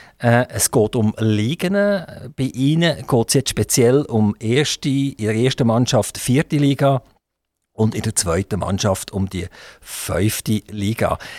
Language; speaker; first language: German; native; German